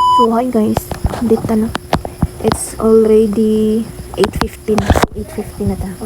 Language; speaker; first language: Filipino; non-native, local second language; Cebuano